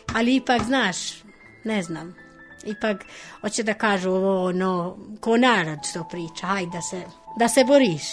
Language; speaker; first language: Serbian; non-native, fluent; Albanian